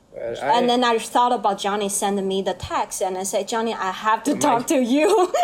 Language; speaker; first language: English; non-native, learner; Chinese